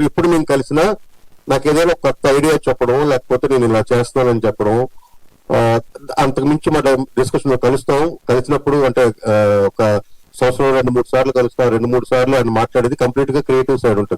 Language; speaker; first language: Telugu; native; Telugu